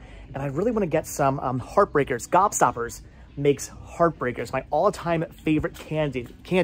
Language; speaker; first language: English; native; English